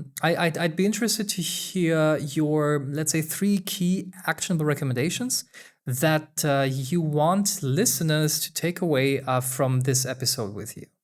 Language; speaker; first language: English; non-native, fluent; German